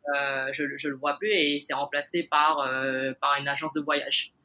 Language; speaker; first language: French; native; French